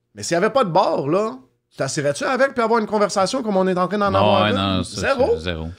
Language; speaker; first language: French; native; French